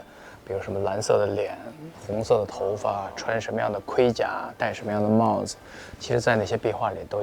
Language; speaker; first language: Chinese; native; Chinese